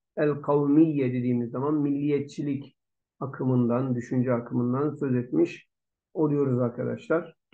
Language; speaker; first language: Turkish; native; Turkish